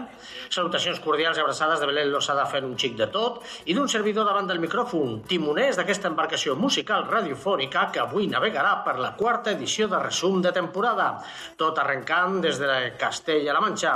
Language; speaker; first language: Catalan; native; Catalan